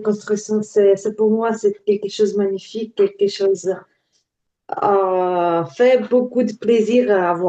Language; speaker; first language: French; non-native, learner; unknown